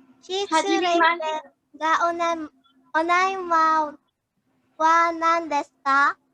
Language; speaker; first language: Japanese; non-native, learner; Filipino